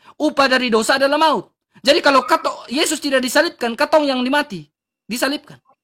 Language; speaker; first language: Indonesian; native; Indonesian